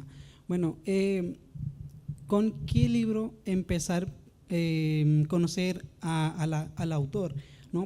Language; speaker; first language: Spanish; non-native, learner; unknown